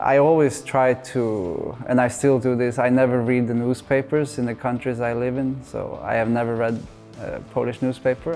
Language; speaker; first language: English; non-native, fluent; Norwegian